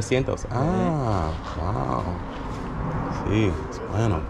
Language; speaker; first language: Spanish; non-native, learner; English